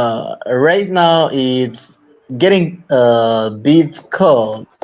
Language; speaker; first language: English; non-native, learner; French